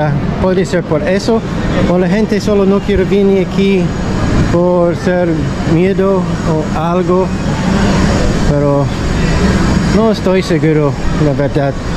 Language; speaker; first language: Spanish; non-native, learner; English